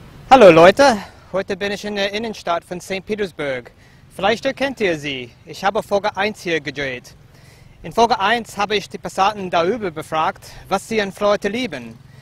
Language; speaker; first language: German; non-native, fluent; English